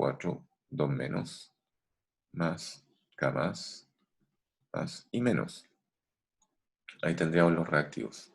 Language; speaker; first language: Spanish; native; Spanish